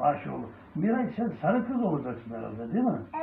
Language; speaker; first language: Turkish; native; Turkish